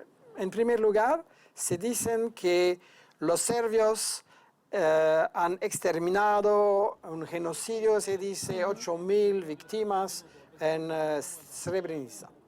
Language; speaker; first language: Spanish; non-native, fluent; French